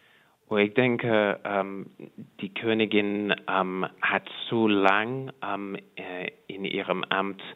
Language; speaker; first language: German; non-native, fluent; English